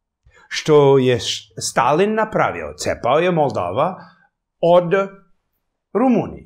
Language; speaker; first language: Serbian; early bilingual, heritage; English